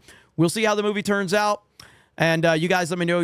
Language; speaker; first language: English; native; English